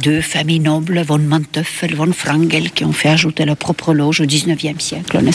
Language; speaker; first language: French; non-native, fluent; Estonian